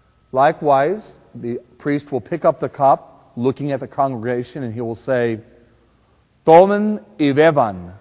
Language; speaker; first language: English; native; English